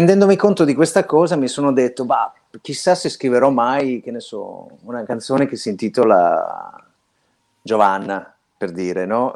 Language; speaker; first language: Italian; native; Italian